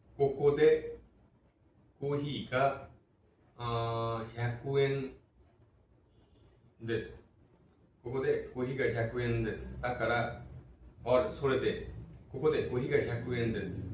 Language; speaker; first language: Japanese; non-native, fluent; Bangla